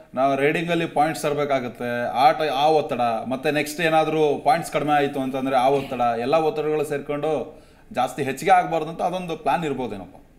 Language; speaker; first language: Kannada; native; Kannada